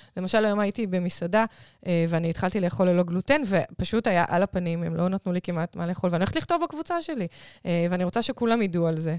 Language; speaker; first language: Hebrew; native; Hebrew